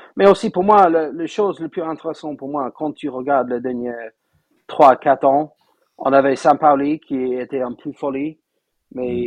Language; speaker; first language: French; non-native, fluent; English